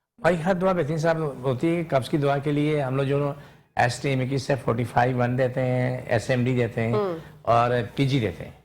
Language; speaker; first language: Urdu; non-native, local second language; Punjabi